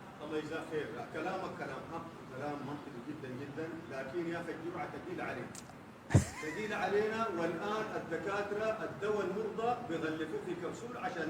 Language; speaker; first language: Arabic; native; Arabic